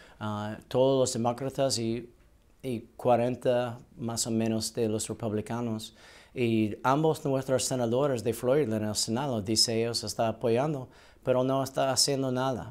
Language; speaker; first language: Spanish; non-native, learner; English